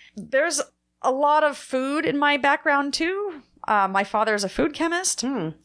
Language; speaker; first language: English; native; English